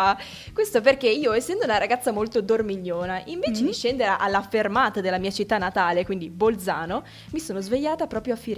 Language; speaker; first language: Italian; native; Italian